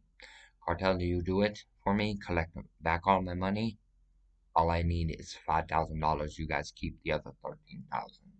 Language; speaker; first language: English; native; English